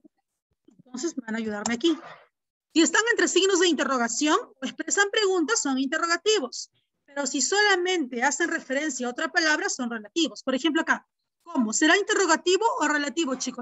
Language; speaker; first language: Spanish; native; Spanish